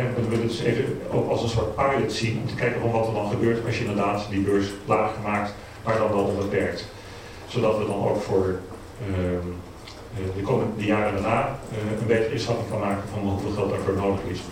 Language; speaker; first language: Dutch; native; Dutch